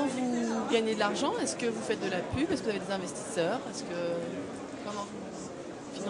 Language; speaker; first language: French; native; French